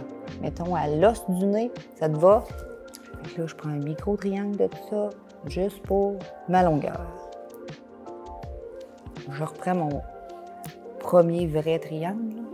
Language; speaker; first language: French; native; French